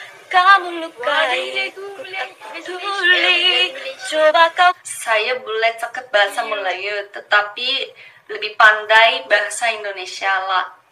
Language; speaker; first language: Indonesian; non-native, fluent; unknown